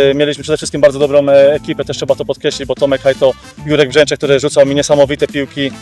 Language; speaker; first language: Polish; native; Polish